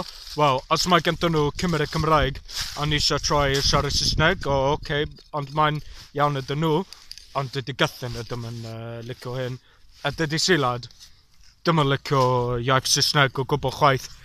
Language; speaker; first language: Welsh; non-native, learner; English